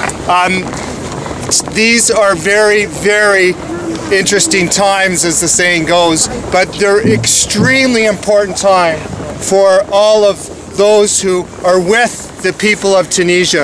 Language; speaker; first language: English; native; English